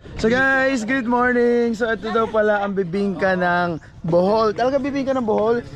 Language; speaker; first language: Filipino; native; Filipino